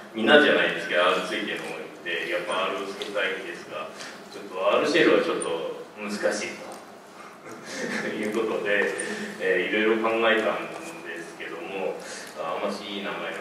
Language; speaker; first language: Japanese; native; Japanese